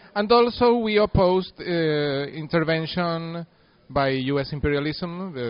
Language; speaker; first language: English; non-native, fluent; Spanish